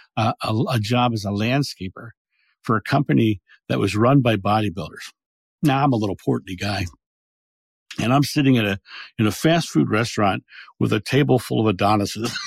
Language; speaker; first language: English; native; English